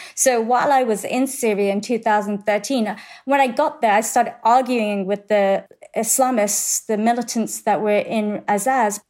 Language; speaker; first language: English; native; English